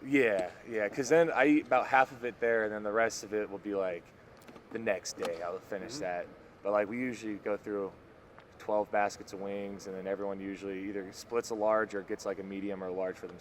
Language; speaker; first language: English; native; English